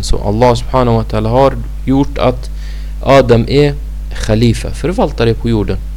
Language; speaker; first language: Swedish; non-native, fluent; Arabic